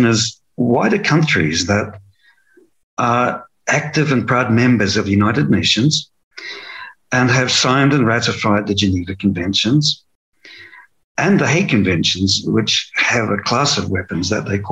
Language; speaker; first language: English; native; English